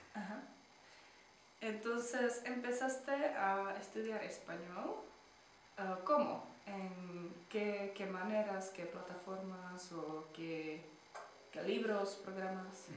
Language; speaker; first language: Spanish; non-native, fluent; Czech